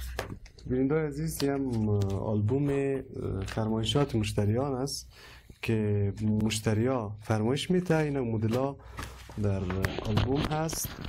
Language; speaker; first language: Persian; native; Persian